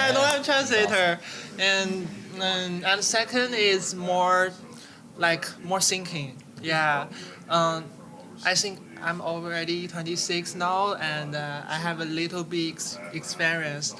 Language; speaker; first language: English; non-native, learner; Chinese